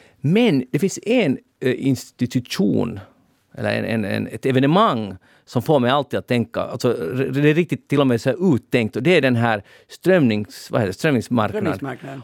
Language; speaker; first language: Swedish; native; Swedish